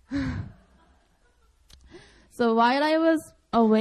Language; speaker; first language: English; non-native, fluent; Korean